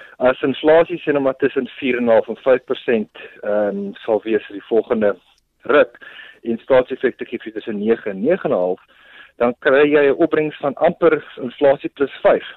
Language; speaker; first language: Afrikaans; native; Afrikaans